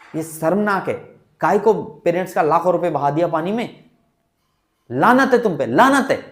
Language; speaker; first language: Hindi; native; Hindi